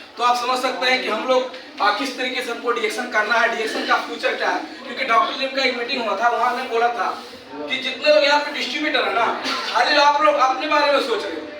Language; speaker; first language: Hindi; native; Hindi